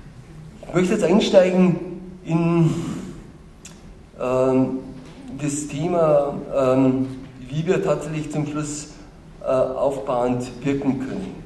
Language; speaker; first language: German; native; German